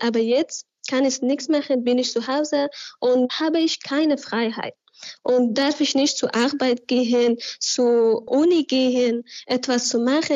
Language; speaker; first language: German; non-native, learner; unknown